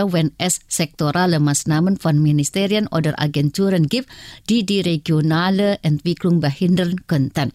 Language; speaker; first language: German; non-native, fluent; Indonesian